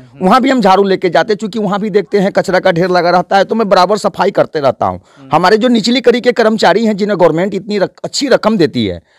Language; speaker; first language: Hindi; native; Hindi